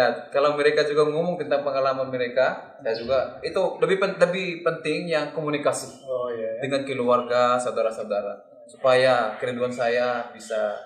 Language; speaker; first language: Indonesian; non-native, learner; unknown